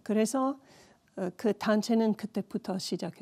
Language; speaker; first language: Korean; non-native, learner; English